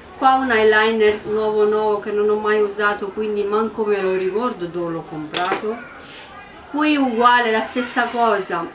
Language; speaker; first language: Italian; non-native, fluent; Romanian